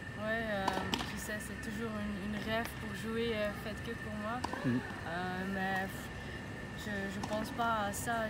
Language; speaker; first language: French; non-native, learner; Dutch